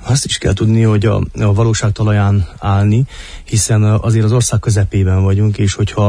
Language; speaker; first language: Hungarian; native; Hungarian